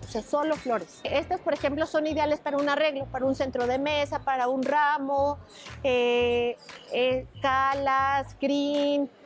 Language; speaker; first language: Spanish; native; Spanish